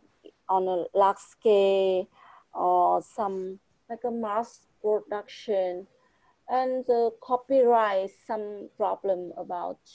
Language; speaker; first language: English; non-native, fluent; Vietnamese